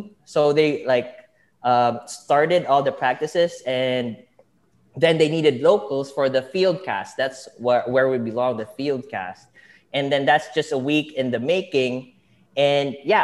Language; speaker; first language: English; non-native, local second language; Filipino